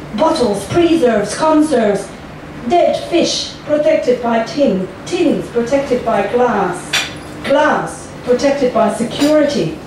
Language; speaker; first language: English; non-native, fluent; Dutch